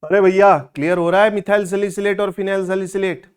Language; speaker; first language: Hindi; non-native, local second language; Gujarati